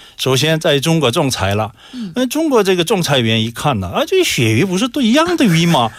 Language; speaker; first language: Chinese; non-native, fluent; Korean